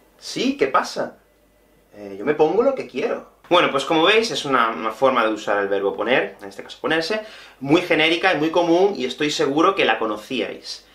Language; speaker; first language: Spanish; native; Spanish